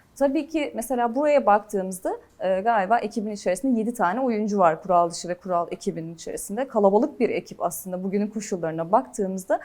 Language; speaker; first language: Turkish; native; Turkish